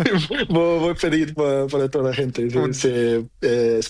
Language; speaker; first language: Spanish; non-native, learner; Portuguese